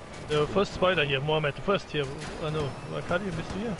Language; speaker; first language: English; non-native, learner; German